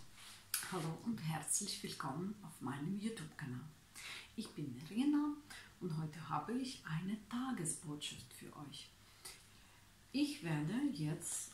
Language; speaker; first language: German; non-native, fluent; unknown